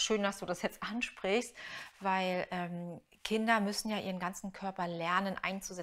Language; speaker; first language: German; native; German